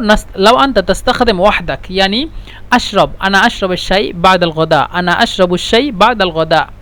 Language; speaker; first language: Arabic; non-native, fluent; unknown